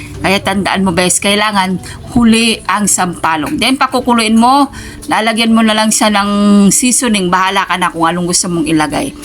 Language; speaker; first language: Filipino; non-native, local second language; Pangasinan